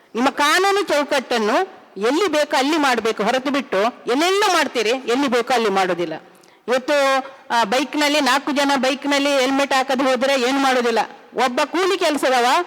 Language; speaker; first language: Kannada; native; Kannada